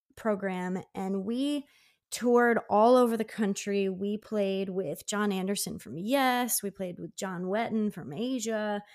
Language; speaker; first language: English; native; English